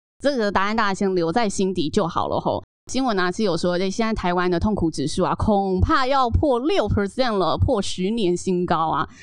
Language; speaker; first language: Chinese; native; Chinese